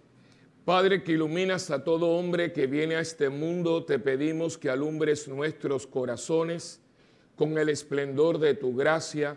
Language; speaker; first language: Spanish; native; Spanish